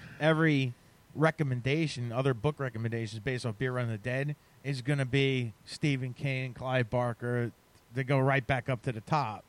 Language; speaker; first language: English; native; English